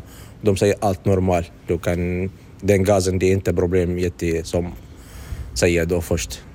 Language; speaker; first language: Swedish; non-native, learner; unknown